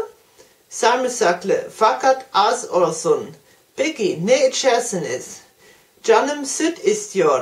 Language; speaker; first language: Turkish; non-native, learner; German